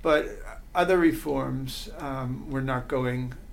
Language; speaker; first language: English; native; English